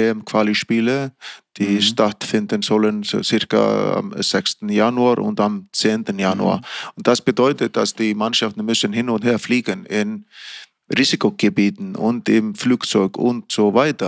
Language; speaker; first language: German; non-native, fluent; Icelandic